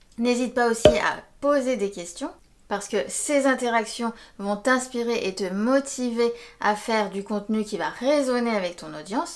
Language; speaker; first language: French; native; French